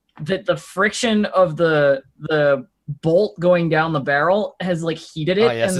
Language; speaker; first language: English; native; English